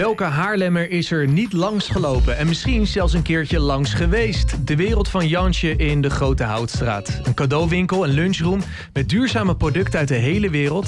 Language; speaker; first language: Dutch; native; Dutch